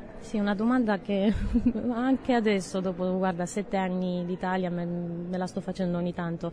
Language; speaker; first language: Italian; non-native, fluent; Romanian